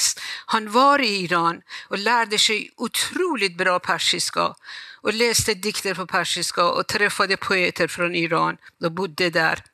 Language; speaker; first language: Swedish; non-native, fluent; Persian